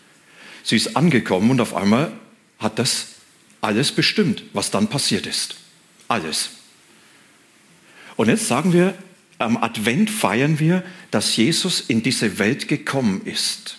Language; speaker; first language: German; native; German